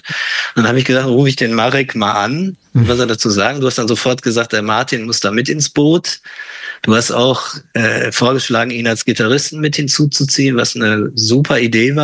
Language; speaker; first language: German; native; German